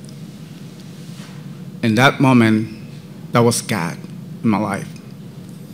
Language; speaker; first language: English; non-native, learner; Spanish